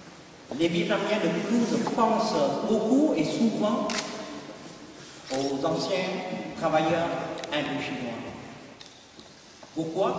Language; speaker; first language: French; non-native, fluent; Vietnamese